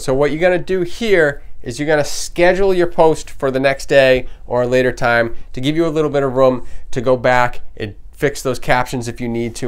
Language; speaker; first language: English; native; English